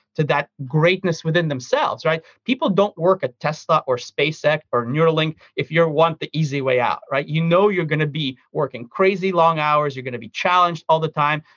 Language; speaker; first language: English; early bilingual, other home language; Russian